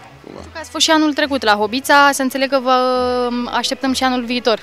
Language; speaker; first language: Romanian; native; Romanian